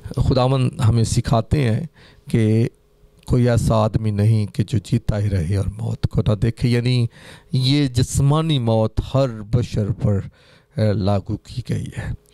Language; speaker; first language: Urdu; non-native, local second language; Punjabi